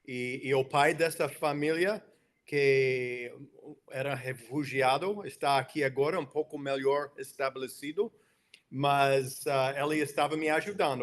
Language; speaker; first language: Portuguese; non-native, fluent; English